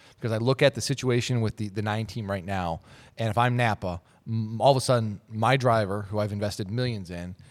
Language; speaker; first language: English; native; English